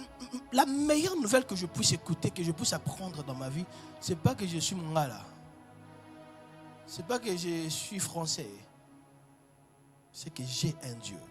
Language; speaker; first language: French; non-native, local second language; Lingala